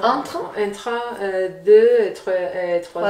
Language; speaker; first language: French; non-native, learner; Spanish